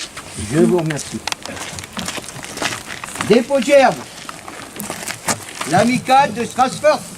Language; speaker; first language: French; native; French